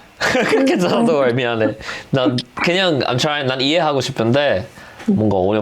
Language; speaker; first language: Korean; non-native, fluent; English